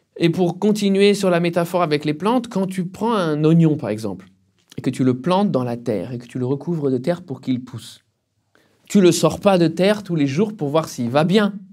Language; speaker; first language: French; native; French